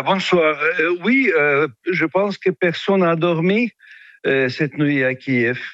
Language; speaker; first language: French; non-native, fluent; Ukrainian